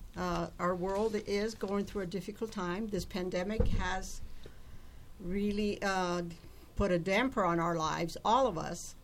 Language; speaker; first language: English; early bilingual, other home language; Italian